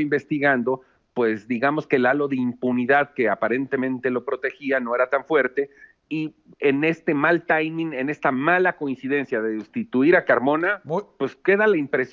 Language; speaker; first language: Spanish; native; Spanish